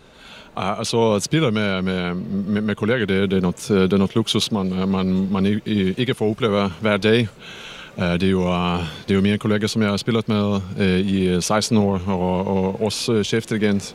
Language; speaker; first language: Danish; non-native, fluent; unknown